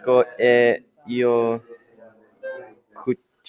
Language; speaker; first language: Italian; non-native, learner; English